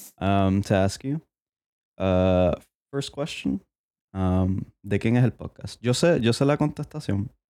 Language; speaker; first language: Spanish; native; Spanish